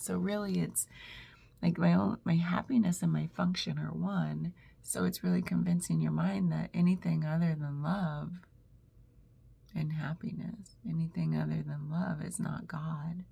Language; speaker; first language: English; native; English